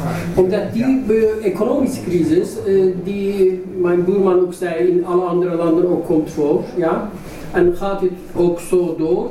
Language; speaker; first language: Dutch; non-native, fluent; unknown